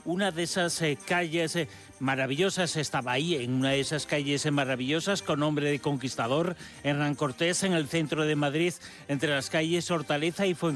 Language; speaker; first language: Spanish; native; Spanish